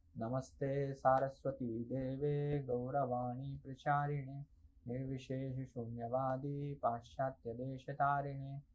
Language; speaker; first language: Hindi; native; Hindi